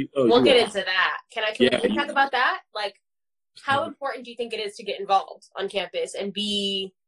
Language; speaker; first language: English; native; English